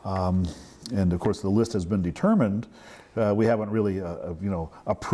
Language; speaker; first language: English; native; English